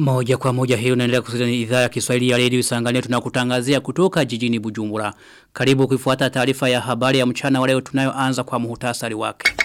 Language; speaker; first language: Swahili; non-native, local second language; Rundi